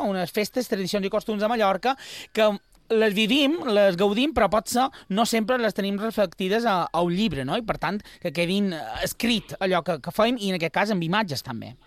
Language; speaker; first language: Catalan; native; Catalan